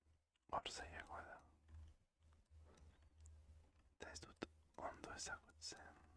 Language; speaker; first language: Basque; non-native, learner; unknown